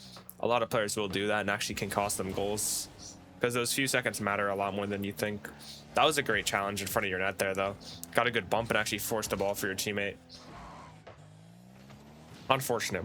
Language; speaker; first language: English; native; English